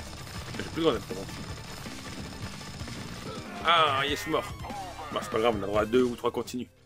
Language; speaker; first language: French; native; French